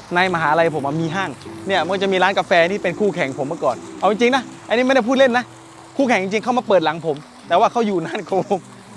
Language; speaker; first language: Thai; non-native, fluent; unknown